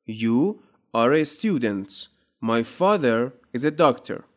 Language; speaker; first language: English; non-native, fluent; Persian